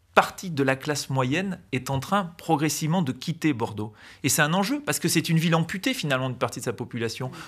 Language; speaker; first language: French; native; French